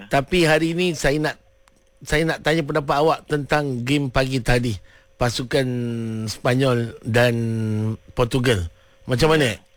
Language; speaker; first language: Malay; native; Malay